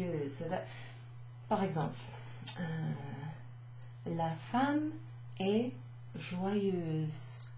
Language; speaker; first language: French; non-native, fluent; English